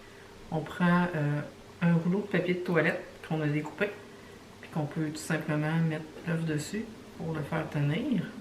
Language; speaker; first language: French; native; French